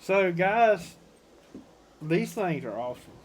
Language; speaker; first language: English; native; English